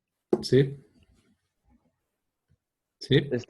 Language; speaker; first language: Spanish; native; Spanish